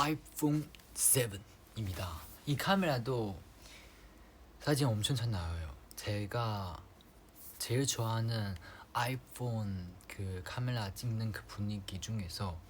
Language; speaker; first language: Korean; non-native, fluent; Chinese